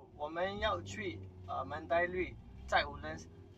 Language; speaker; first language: Chinese; non-native, learner; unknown